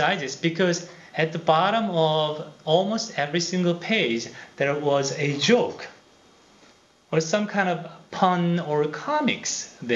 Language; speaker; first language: English; non-native, fluent; Korean